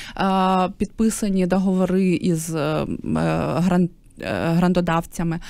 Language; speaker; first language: Ukrainian; native; Ukrainian